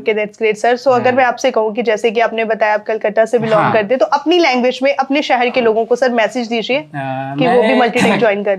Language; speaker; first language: Hindi; native; Hindi